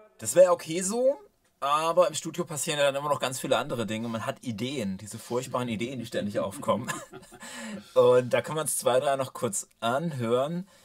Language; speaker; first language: German; native; German